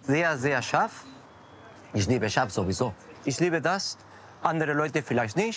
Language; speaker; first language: German; non-native, learner; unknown